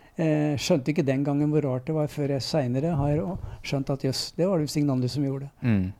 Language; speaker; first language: Norwegian; native; Norwegian